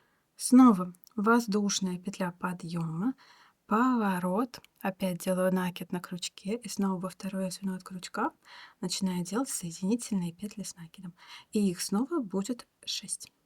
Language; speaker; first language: Russian; native; Russian